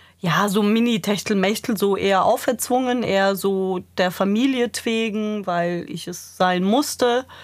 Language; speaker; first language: German; early bilingual, other home language; Serbian